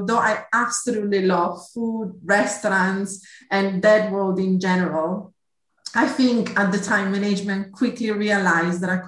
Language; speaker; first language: English; non-native, fluent; Italian